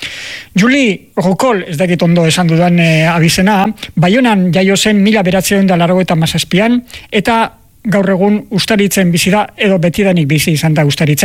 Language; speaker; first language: Basque; native; Basque